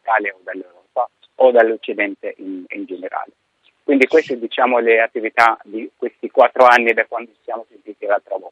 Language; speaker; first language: Italian; non-native, fluent; Arabic